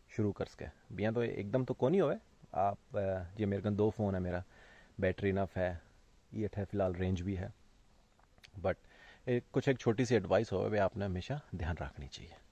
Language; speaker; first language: Hindi; native; Hindi